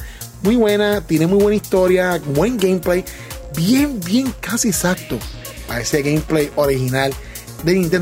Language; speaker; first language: Spanish; native; Spanish